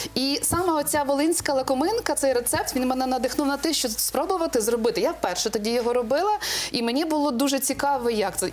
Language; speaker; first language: Ukrainian; native; Ukrainian